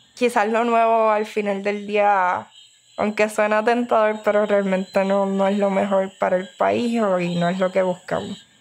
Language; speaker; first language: Spanish; native; Spanish